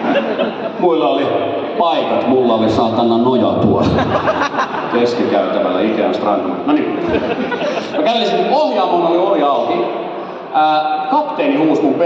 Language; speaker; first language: Finnish; native; Finnish